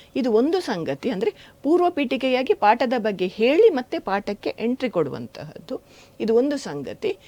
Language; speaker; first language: Kannada; native; Kannada